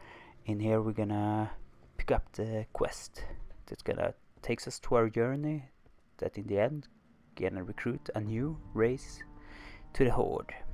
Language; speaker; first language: English; non-native, fluent; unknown